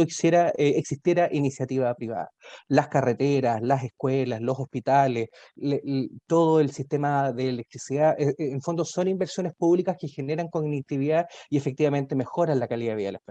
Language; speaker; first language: Spanish; native; Spanish